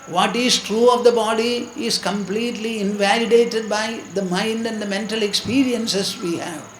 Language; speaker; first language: English; non-native, local second language; Malayalam